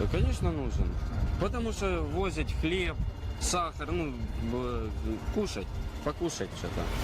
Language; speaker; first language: Russian; non-native, local second language; Ukrainian